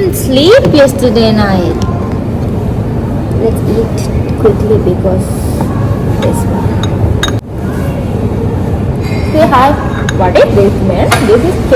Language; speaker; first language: English; non-native, local second language; Sinhala